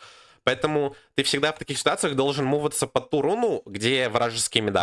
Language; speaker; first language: Russian; native; Russian